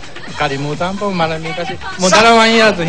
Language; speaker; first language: Filipino; non-native, learner; Korean